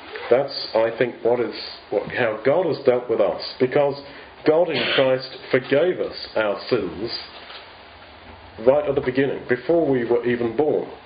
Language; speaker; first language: English; native; English